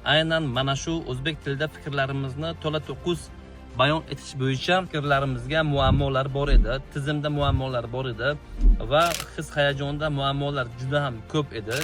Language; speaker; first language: Uzbek; non-native, local second language; Tajik